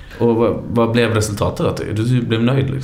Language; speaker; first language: Swedish; native; Swedish